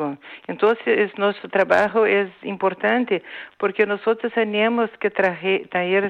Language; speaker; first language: Spanish; non-native, fluent; Portuguese